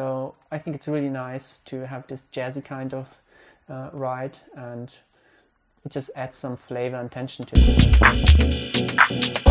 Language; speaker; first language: English; non-native, fluent; Hungarian